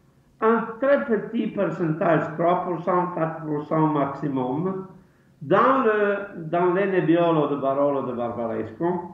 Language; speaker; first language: French; non-native, fluent; Italian